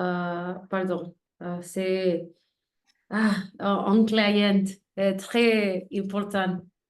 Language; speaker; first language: French; non-native, learner; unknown